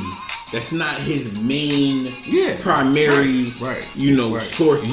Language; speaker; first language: English; native; English